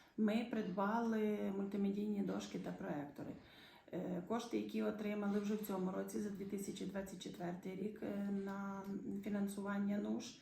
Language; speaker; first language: Ukrainian; native; Ukrainian